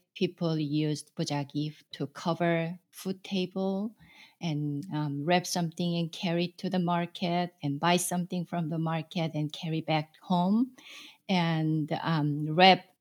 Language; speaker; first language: English; non-native, fluent; Korean